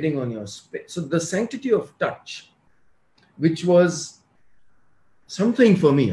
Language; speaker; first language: English; non-native, local second language; Hindi